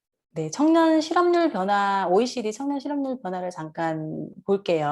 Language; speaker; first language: Korean; native; Korean